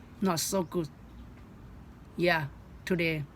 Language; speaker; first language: English; non-native, learner; Northeastern Thai